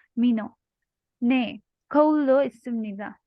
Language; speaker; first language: Korean; non-native, learner; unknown